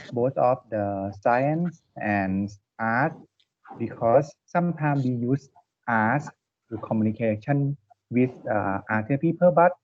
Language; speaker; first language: English; non-native, learner; Thai